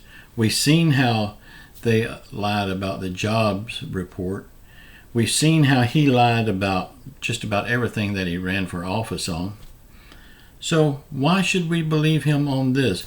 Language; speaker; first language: English; native; English